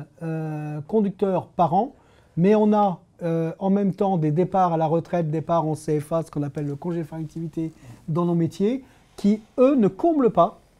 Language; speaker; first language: French; native; French